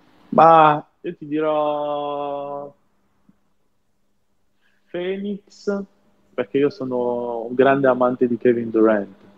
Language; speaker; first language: Italian; non-native, fluent; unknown